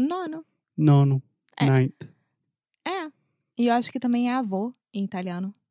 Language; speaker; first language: Portuguese; non-native, fluent; English